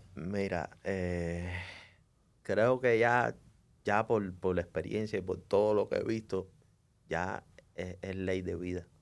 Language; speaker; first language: Spanish; native; Spanish